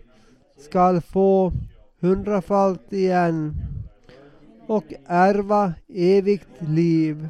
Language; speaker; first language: Swedish; non-native, local second language; Finnish